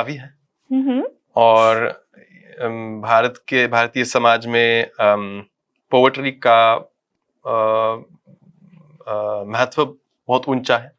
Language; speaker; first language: Hindi; non-native, fluent; Dutch